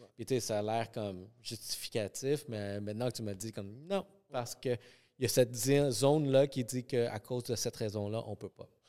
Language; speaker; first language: French; early bilingual, other home language; Spanish